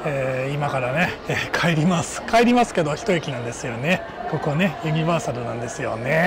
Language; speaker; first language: Japanese; native; Japanese